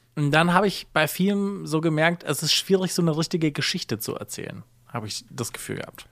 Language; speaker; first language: German; native; German